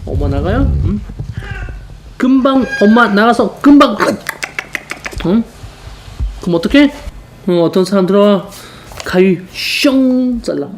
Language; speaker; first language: Korean; non-native, learner; German